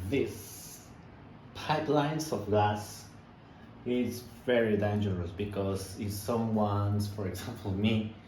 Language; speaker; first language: English; non-native, learner; Spanish